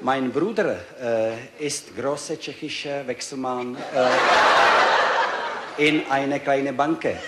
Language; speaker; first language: German; non-native, learner; Czech